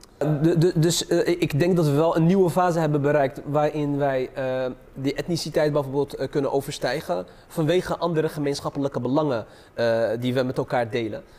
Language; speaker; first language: Dutch; early bilingual, other home language; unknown